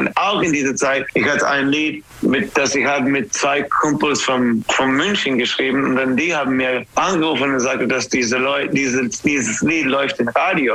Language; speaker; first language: German; non-native, learner; English